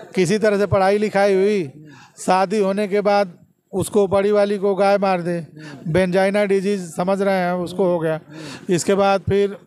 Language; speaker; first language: Hindi; native; Hindi